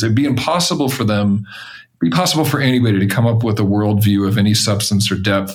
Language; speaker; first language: English; native; English